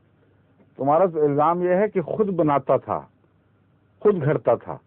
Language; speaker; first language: Urdu; native; Urdu